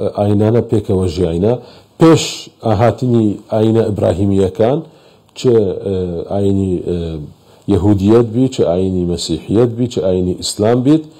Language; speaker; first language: Central Kurdish; non-native, local second language; Assyrian Neo-Aramaic